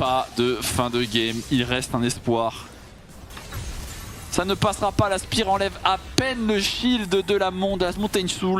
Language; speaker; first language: French; native; French